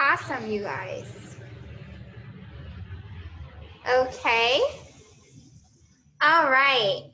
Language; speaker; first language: English; non-native, fluent; Portuguese